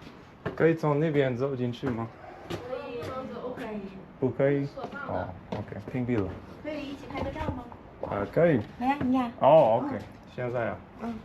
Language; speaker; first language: Chinese; non-native, learner; English